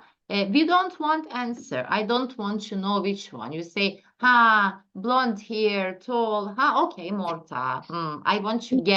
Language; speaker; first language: English; non-native, fluent; Turkish